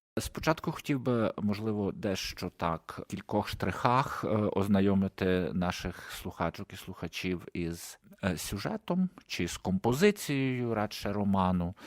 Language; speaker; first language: Ukrainian; native; Ukrainian